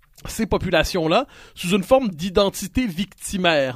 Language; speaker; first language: French; native; French